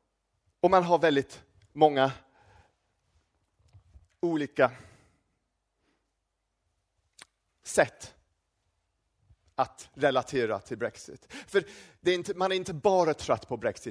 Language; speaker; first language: Swedish; non-native, fluent; English